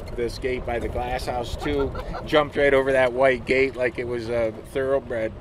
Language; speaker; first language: English; native; English